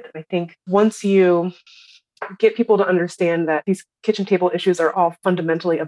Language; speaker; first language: English; native; English